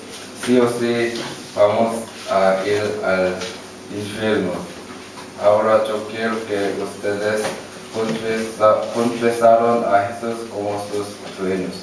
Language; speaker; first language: Spanish; non-native, learner; Korean